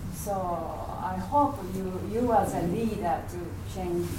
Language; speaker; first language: English; non-native, learner; Japanese